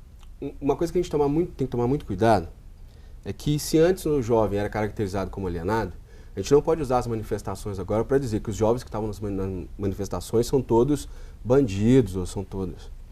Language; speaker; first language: Portuguese; native; Portuguese